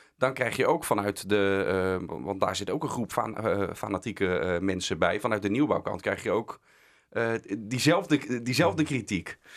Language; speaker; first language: Dutch; native; Dutch